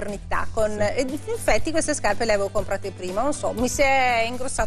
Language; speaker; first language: Italian; native; Italian